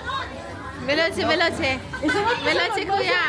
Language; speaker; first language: Italian; non-native, fluent; Filipino